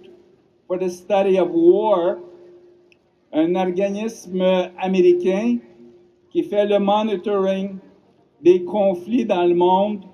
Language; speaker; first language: French; non-native, local second language; Ukrainian